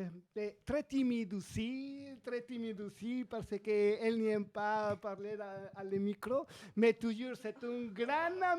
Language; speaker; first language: French; non-native, learner; Spanish